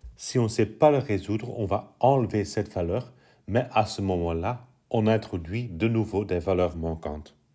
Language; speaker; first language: French; non-native, local second language; Dutch